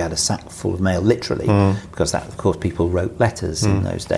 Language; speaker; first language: English; native; English